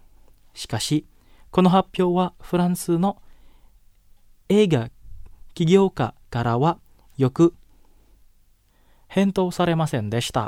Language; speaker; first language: Japanese; non-native, fluent; Indonesian